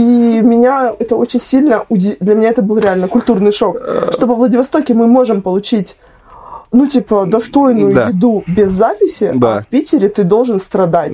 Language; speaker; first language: Russian; native; Russian